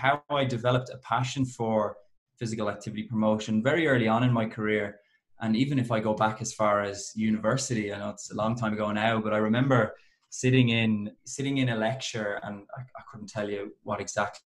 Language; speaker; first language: English; native; English